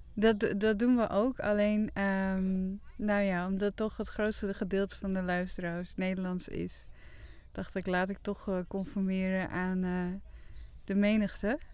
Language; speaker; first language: Dutch; non-native, local second language; Western Frisian